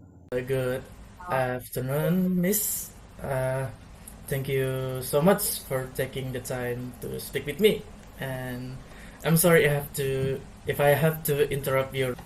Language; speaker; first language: English; non-native, learner; Indonesian